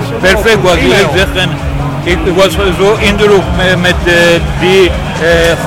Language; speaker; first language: Dutch; non-native, learner; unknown